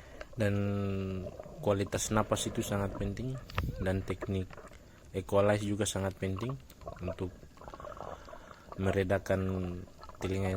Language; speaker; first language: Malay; non-native, local second language; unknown